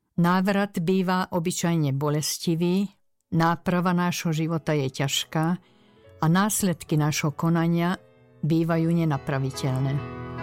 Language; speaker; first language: Slovak; early bilingual, other home language; Hungarian